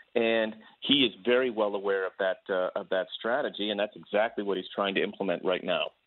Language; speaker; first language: English; native; English